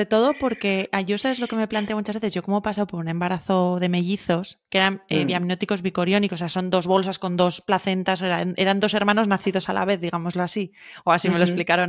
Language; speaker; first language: Spanish; native; Spanish